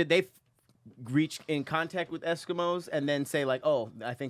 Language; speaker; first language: English; native; English